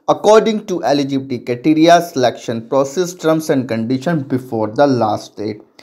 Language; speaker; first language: Hindi; native; Hindi